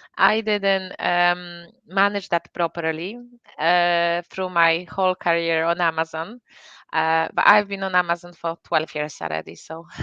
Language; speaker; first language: English; non-native, fluent; Polish